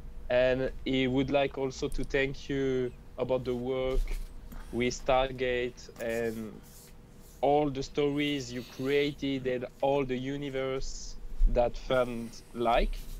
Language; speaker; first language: English; non-native, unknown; French